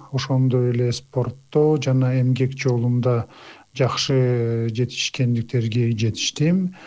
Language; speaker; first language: Kyrgyz; non-native, local second language; Azerbaijani